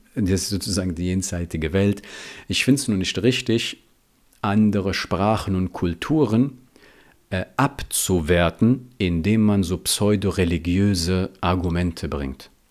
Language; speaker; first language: German; early bilingual, other home language; Riffian